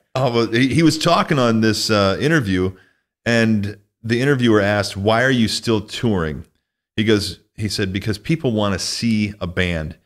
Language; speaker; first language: English; native; English